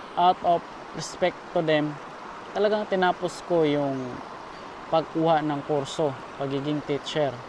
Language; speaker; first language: Filipino; non-native, local second language; Cebuano